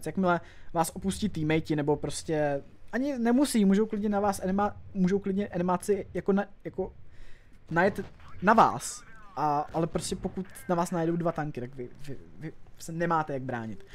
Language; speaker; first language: Czech; native; Czech